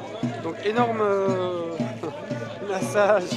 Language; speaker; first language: French; native; French